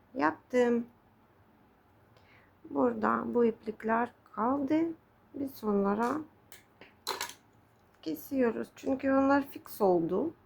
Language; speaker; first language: Turkish; non-native, fluent; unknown